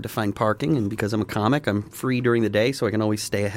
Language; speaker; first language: English; native; English